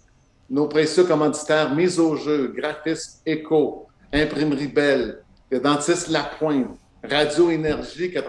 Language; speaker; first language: French; native; French